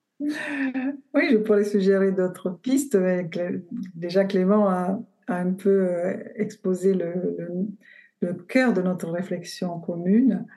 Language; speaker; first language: French; non-native, fluent; Italian